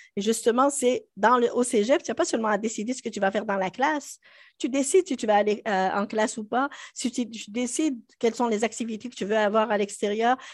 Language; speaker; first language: French; non-native, local second language; Arabic